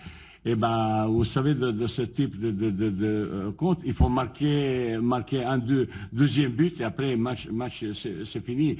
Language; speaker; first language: French; non-native, learner; Bosnian